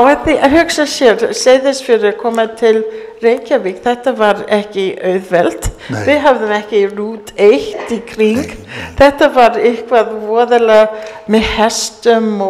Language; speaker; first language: Icelandic; early bilingual, heritage; English